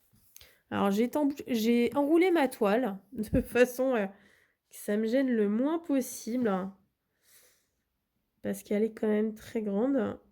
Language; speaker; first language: French; native; French